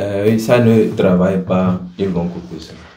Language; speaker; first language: French; non-native, local second language; Ewe